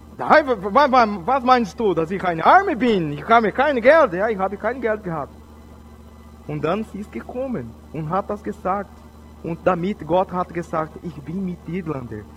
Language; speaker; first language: German; non-native, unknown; Portuguese